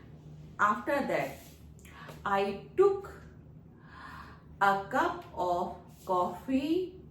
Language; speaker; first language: English; non-native, learner; Hindi